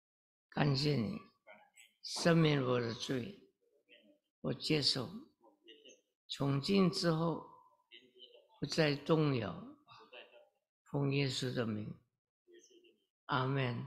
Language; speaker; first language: Chinese; early bilingual, heritage; Chinese